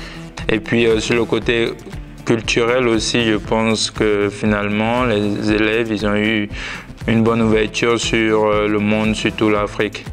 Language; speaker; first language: French; non-native, fluent; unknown